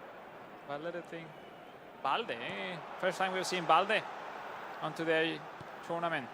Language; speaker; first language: English; non-native, fluent; Spanish